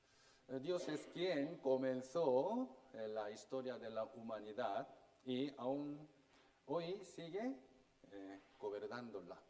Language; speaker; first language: Spanish; non-native, fluent; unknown